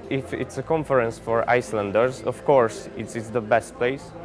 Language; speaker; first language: English; non-native, fluent; Hungarian